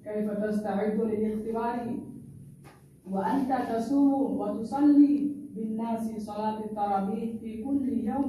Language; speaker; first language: Arabic; non-native, learner; Urdu